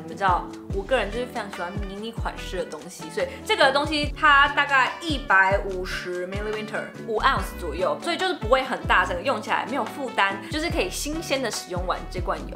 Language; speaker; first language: Chinese; native; Chinese